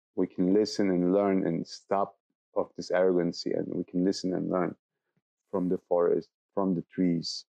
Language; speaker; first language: English; non-native, fluent; Turkish